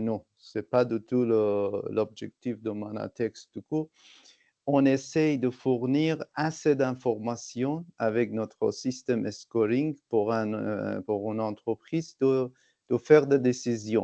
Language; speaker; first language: French; non-native, fluent; Persian